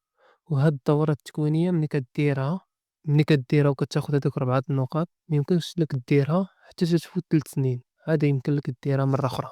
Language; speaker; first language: Arabic; native; Arabic